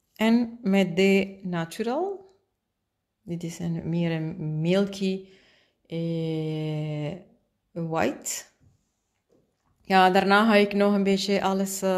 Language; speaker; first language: Dutch; non-native, fluent; Spanish